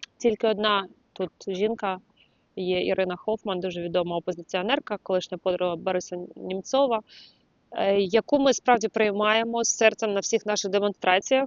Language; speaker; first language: Ukrainian; non-native, local second language; Russian